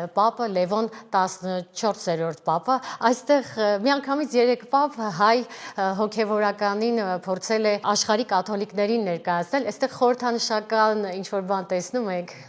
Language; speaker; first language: Armenian; native; Armenian